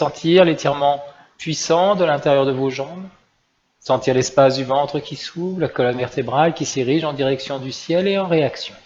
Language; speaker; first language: French; native; French